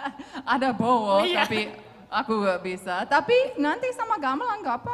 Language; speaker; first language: Indonesian; non-native, fluent; English